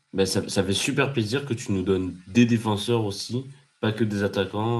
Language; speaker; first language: French; native; French